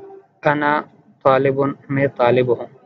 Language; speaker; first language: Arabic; non-native, fluent; Urdu